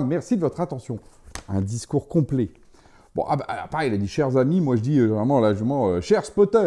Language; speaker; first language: French; native; French